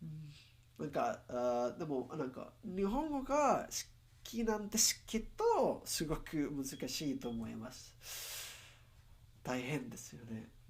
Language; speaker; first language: Japanese; non-native, learner; English